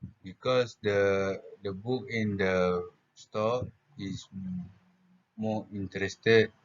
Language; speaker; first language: English; non-native, local second language; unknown